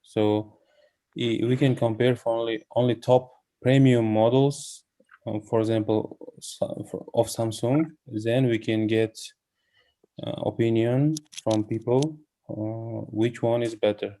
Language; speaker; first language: English; non-native, learner; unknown